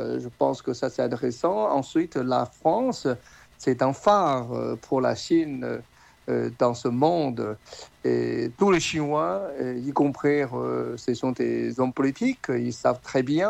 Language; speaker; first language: French; non-native, fluent; Chinese